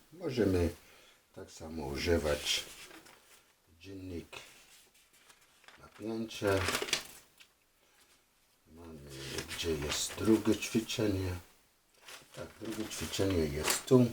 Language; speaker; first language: Polish; non-native, fluent; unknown